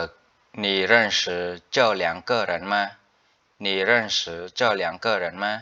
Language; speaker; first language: Chinese; non-native, fluent; Khmer